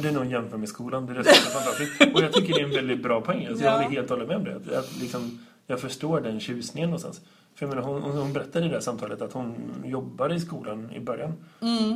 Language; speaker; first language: Swedish; native; Swedish